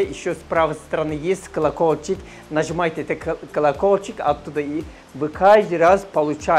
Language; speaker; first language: Russian; non-native, fluent; Turkish